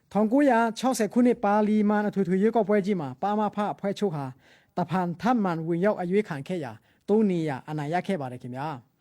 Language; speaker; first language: Burmese; non-native, local second language; Pa'o Karen